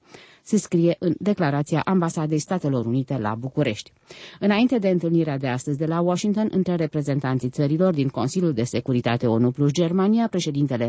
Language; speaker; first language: Romanian; native; Romanian